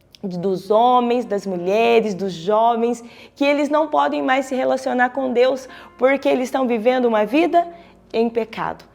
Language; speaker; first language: Portuguese; native; Portuguese